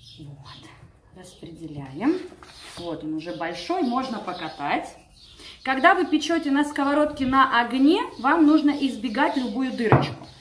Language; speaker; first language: Russian; non-native, local second language; Georgian